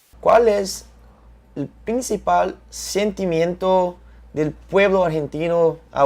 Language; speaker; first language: Spanish; non-native, fluent; Portuguese